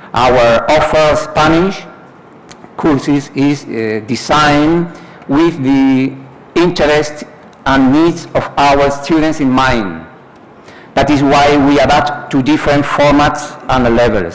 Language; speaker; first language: English; non-native, fluent; Spanish